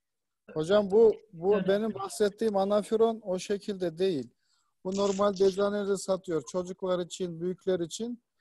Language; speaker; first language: Turkish; non-native, fluent; Kyrgyz